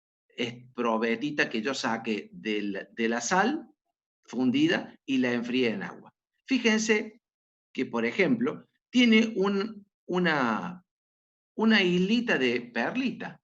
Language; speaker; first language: Spanish; native; Spanish